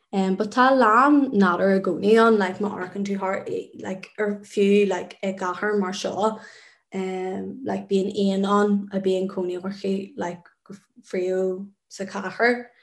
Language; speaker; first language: Irish; non-native, local second language; English